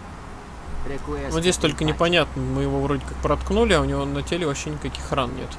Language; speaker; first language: Russian; native; Russian